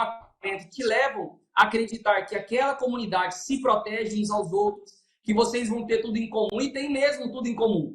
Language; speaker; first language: Portuguese; native; Portuguese